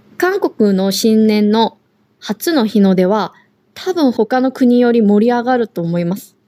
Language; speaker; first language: Japanese; non-native, fluent; Korean